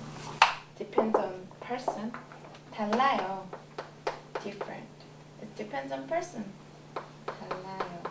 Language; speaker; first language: English; non-native, learner; Korean